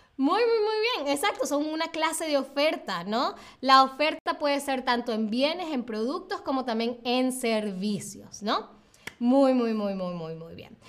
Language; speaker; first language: Spanish; native; Spanish